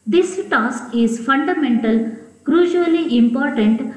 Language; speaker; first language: English; non-native, local second language; Kannada